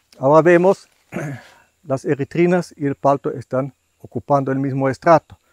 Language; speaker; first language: Spanish; non-native, fluent; German